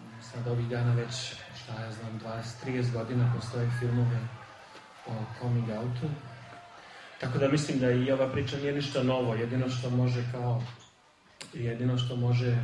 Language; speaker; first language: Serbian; early bilingual, heritage; Serbian